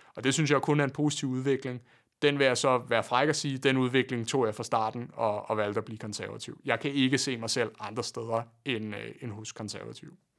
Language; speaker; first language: Danish; native; Danish